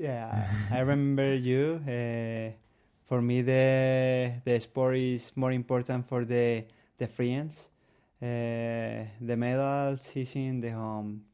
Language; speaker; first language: English; non-native, learner; Spanish